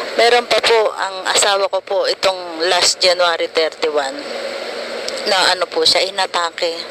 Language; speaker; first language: Filipino; native; Filipino